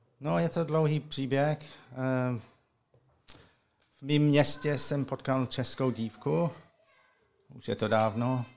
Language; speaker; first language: Czech; non-native, learner; English